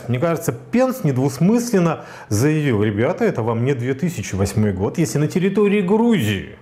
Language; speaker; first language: Russian; native; Russian